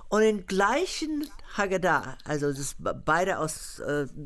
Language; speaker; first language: German; non-native, fluent; English